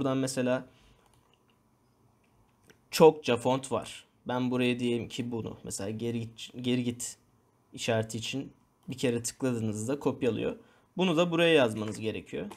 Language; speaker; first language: Turkish; native; Turkish